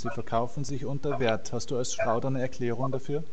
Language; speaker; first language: German; native; German